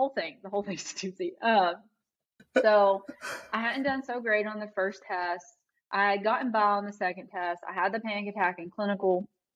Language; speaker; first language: English; native; English